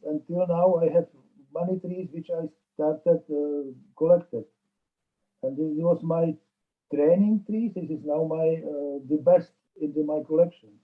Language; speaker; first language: English; non-native, learner; Czech